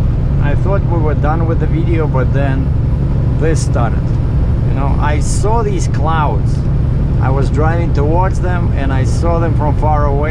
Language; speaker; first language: English; non-native, fluent; Russian